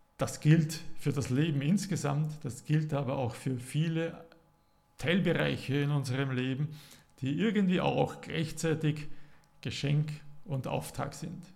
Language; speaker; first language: German; native; German